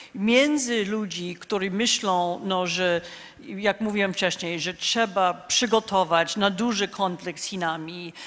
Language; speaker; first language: Polish; non-native, fluent; English